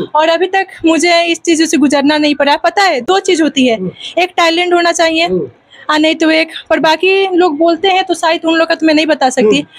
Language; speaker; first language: Hindi; non-native, local second language; Bhojpuri